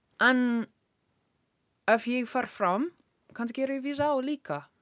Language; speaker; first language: Icelandic; non-native, learner; English